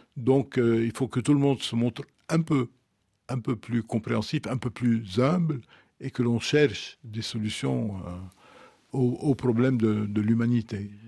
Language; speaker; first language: French; non-native, local second language; Arabic